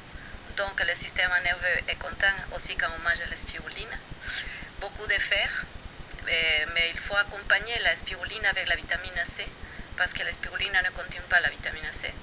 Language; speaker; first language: French; non-native, fluent; Spanish